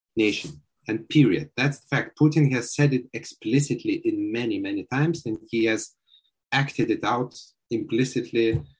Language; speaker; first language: English; non-native, fluent; Lithuanian